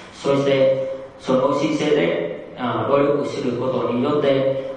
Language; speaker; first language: Japanese; non-native, fluent; Vietnamese